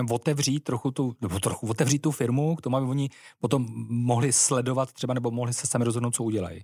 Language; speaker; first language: Czech; native; Czech